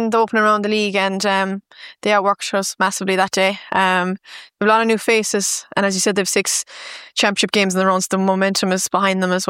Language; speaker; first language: English; native; English